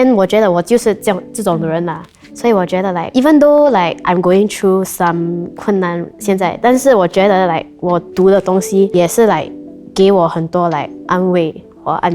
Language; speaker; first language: Chinese; non-native, local second language; English